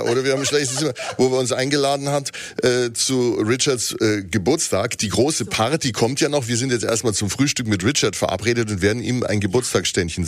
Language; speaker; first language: German; native; German